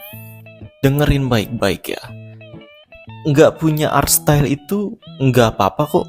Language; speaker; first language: Indonesian; native; Indonesian